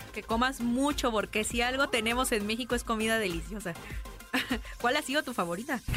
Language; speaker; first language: Spanish; native; Spanish